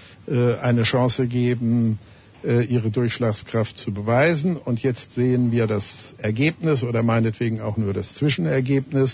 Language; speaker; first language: German; native; German